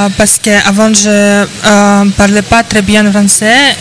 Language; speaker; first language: French; non-native, learner; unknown